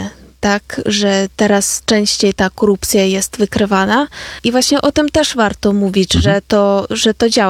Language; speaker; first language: Polish; non-native, fluent; Ukrainian